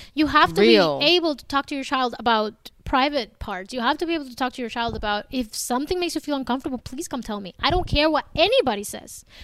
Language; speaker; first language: English; early bilingual, other home language; Spanish